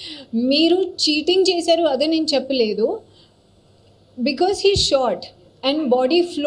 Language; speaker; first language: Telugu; non-native, learner; Hindi